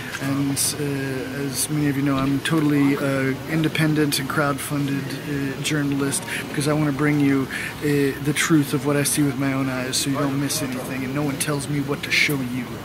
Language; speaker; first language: English; native; English